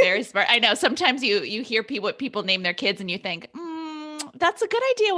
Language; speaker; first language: English; native; English